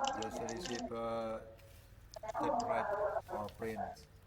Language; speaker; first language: English; non-native, learner; Sasak